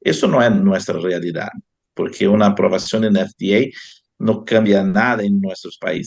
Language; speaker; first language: Spanish; non-native, fluent; Portuguese